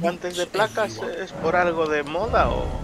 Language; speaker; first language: Spanish; native; Spanish